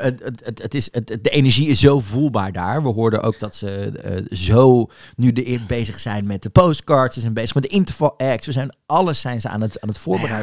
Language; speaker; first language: Dutch; native; Dutch